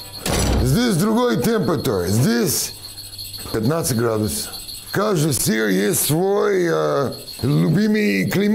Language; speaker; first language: Russian; non-native, learner; English